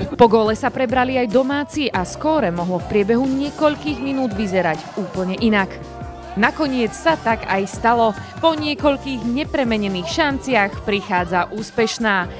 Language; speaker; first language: Slovak; native; Slovak